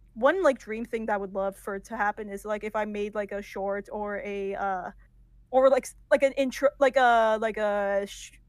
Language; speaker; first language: English; native; English